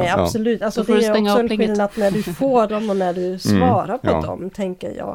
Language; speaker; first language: Swedish; non-native, fluent; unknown